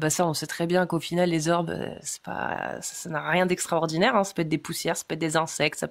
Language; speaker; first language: French; native; French